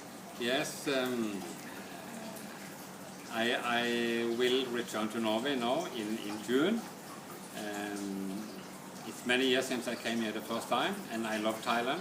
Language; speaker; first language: English; non-native, fluent; Norwegian